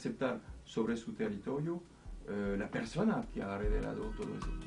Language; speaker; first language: Spanish; non-native, fluent; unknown